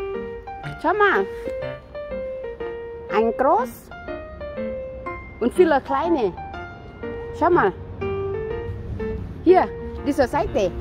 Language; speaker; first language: German; non-native, learner; Thai